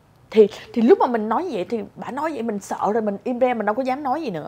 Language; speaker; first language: Vietnamese; early bilingual, heritage; Vietnamese